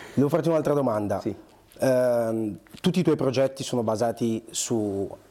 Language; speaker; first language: Italian; early bilingual, other home language; Portuguese